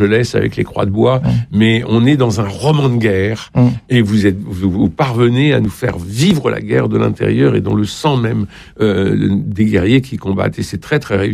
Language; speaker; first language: French; native; French